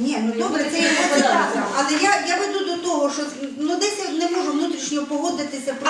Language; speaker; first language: Ukrainian; native; Ukrainian